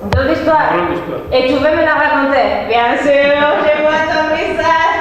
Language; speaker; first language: French; non-native, learner; Spanish